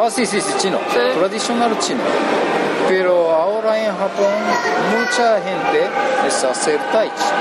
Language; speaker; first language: Spanish; non-native, learner; Japanese